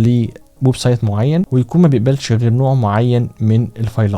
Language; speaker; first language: Arabic; native; Arabic